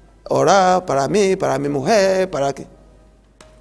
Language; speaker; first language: Spanish; non-native, learner; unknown